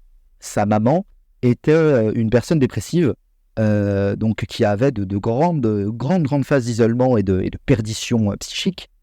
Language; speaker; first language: French; native; French